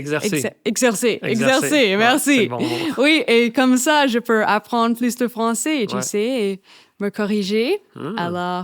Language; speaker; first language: French; non-native, fluent; English